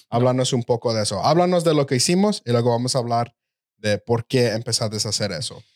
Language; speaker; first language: Spanish; early bilingual, heritage; Spanish